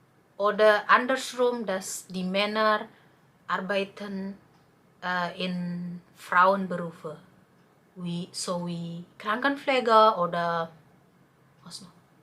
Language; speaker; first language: German; non-native, fluent; Indonesian